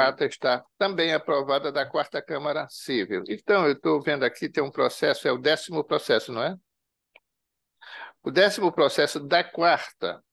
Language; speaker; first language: Portuguese; native; Portuguese